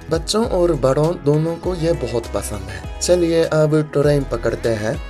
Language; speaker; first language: Hindi; non-native, fluent; Japanese